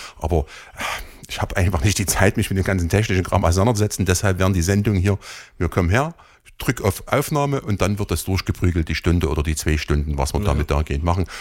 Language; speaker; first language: German; native; German